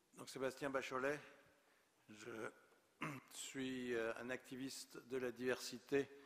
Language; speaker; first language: French; native; French